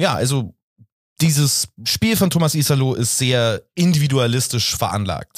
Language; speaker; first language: German; native; German